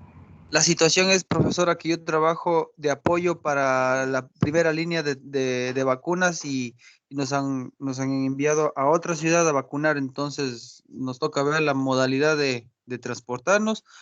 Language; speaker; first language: Spanish; native; Spanish